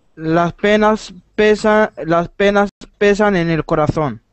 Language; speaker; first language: Spanish; non-native, fluent; Arabic